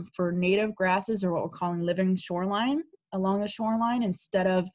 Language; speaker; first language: English; native; English